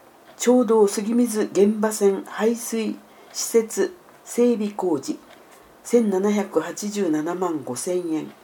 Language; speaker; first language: Japanese; native; Japanese